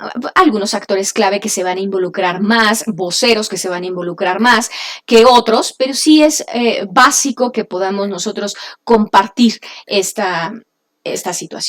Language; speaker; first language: Spanish; native; Spanish